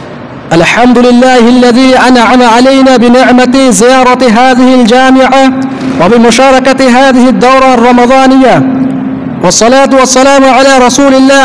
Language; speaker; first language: Arabic; non-native, fluent; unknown